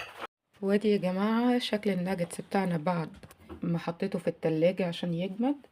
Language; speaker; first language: Arabic; native; Arabic